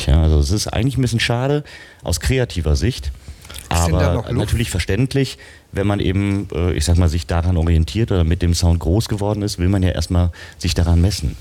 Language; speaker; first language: German; native; German